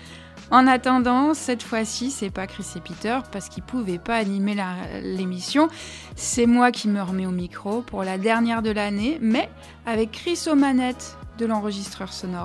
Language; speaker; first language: French; native; French